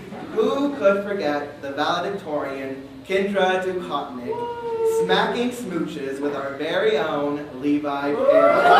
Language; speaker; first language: English; native; English